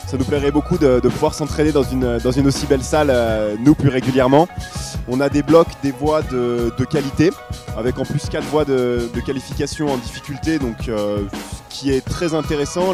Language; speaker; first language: French; native; French